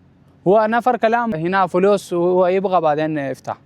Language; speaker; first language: Arabic; non-native, learner; Urdu